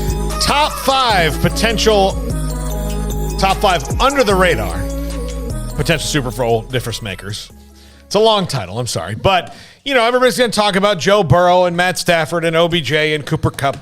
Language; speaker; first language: English; native; English